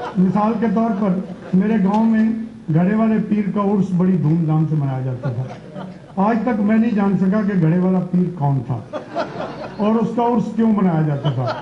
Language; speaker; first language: Urdu; non-native, local second language; Punjabi